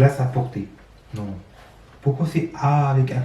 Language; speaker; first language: French; non-native, learner; Sinhala